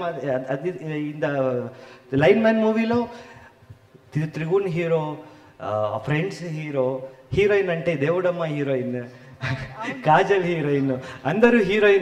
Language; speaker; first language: Telugu; non-native, learner; Kannada